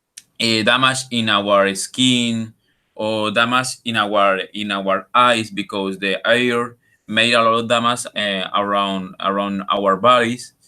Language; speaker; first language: English; non-native, learner; Spanish